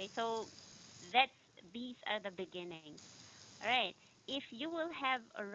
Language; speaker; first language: English; non-native, fluent; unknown